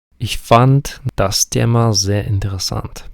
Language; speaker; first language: German; non-native, fluent; Ukrainian